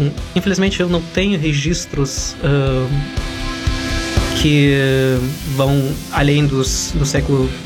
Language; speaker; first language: Portuguese; non-native, fluent; Russian